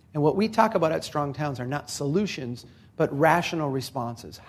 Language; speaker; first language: English; native; English